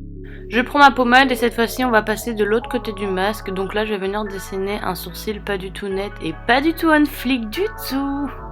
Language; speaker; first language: French; native; French